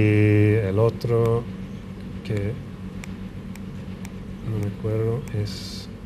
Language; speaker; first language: Spanish; non-native, fluent; English